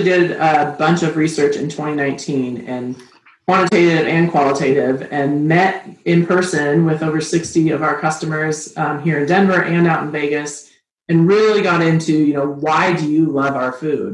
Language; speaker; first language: English; native; English